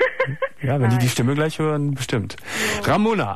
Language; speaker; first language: German; native; German